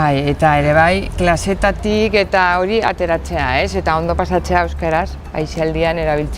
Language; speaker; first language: Basque; non-native, local second language; Spanish